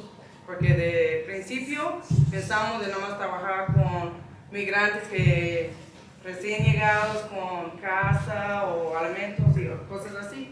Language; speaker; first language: Spanish; non-native, learner; English